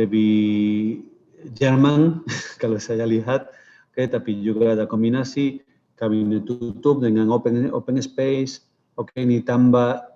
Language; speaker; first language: Indonesian; non-native, fluent; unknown